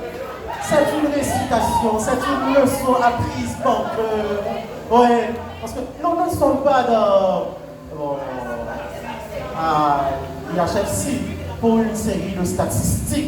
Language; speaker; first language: French; non-native, local second language; Haitian Creole